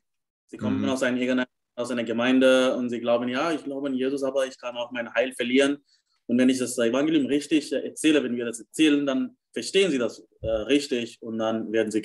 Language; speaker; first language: German; non-native, fluent; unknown